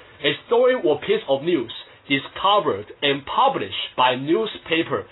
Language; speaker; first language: English; non-native, fluent; Chinese